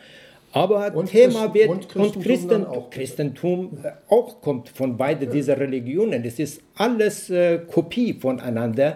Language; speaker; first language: German; non-native, learner; Persian